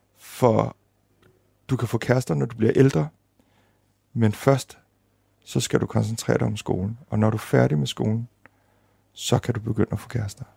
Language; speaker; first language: Danish; early bilingual, other home language; Indonesian